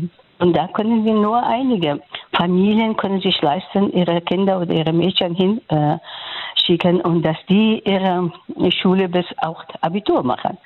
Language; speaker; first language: German; non-native, fluent; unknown